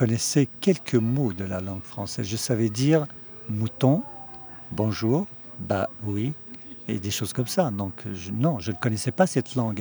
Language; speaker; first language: French; early bilingual, other home language; Kabyle